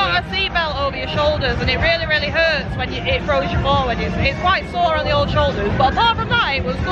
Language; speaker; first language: English; native; English